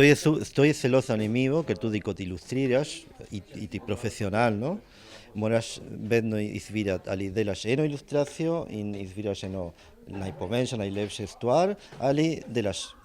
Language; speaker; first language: Slovenian; non-native, learner; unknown